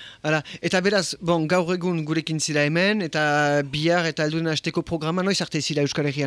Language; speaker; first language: Basque; early bilingual, heritage; Basque